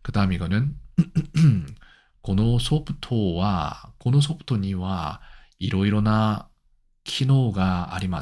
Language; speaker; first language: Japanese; non-native, learner; Korean